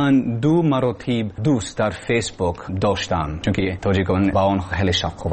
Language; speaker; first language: Persian; non-native, learner; English